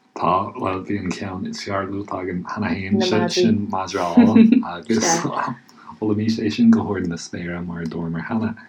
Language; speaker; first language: Irish; native; Irish